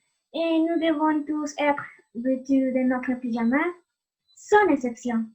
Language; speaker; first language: French; non-native, learner; Spanish